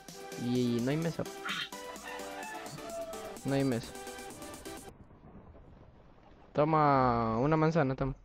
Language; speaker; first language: Spanish; native; Spanish